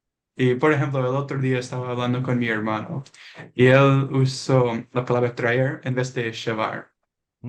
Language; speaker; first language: Spanish; non-native, learner; English